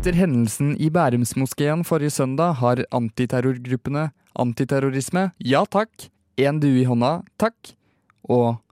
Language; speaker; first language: Norwegian; native; Norwegian